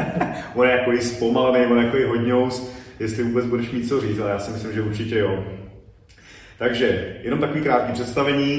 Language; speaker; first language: Czech; native; Czech